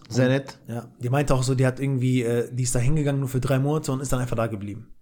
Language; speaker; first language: German; early bilingual, other home language; Albanian